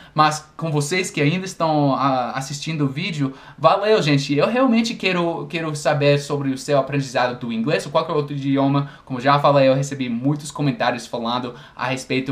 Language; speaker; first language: Portuguese; non-native, fluent; English